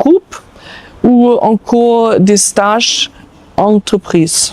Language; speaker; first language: French; non-native, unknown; German